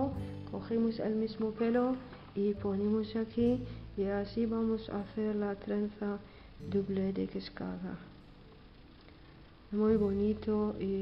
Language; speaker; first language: Spanish; non-native, learner; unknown